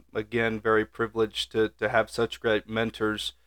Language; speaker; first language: English; native; English